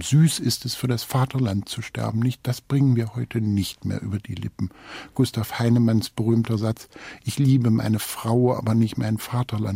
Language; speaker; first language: German; native; German